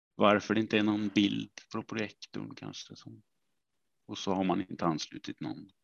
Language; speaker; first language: Swedish; native; Swedish